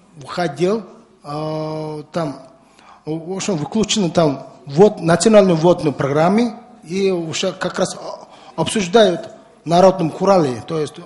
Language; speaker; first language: Russian; non-native, learner; Mongolian